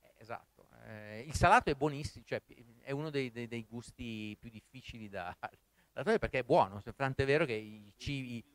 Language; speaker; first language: Italian; native; Italian